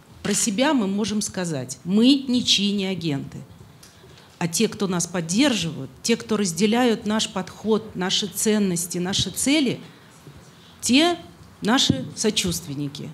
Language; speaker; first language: Russian; native; Russian